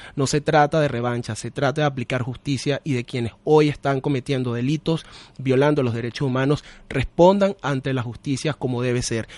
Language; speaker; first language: Spanish; native; Spanish